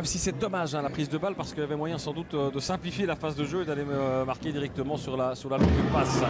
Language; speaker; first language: French; native; French